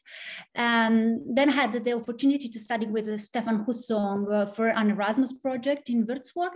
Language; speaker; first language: English; non-native, fluent; Italian